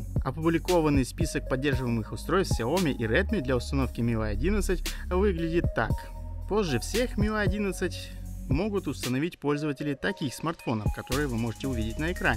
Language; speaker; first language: Russian; native; Russian